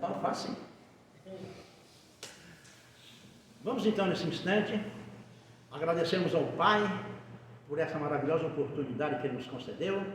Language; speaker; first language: Portuguese; native; Portuguese